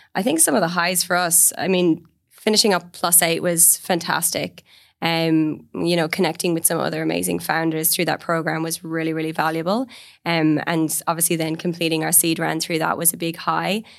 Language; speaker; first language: English; native; English